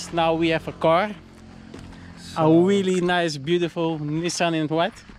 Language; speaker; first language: English; non-native, fluent; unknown